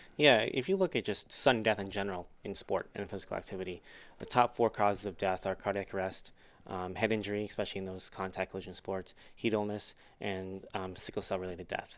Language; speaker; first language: English; native; English